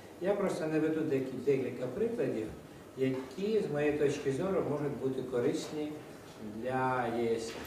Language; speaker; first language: Ukrainian; non-native, local second language; Russian